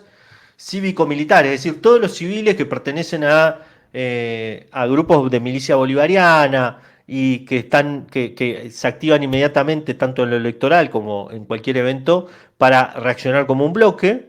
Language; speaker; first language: Spanish; native; Spanish